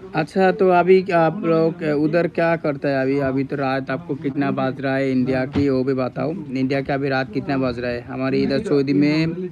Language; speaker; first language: Hindi; non-native, learner; Bangla